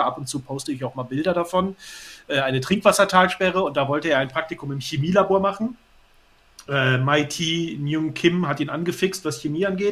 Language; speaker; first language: German; native; German